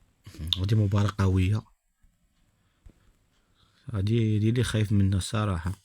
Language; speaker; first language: Arabic; native; Arabic